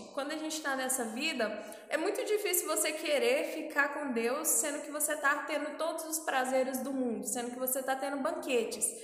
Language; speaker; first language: Portuguese; native; Portuguese